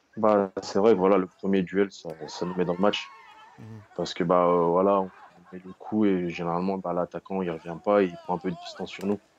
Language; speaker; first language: French; native; French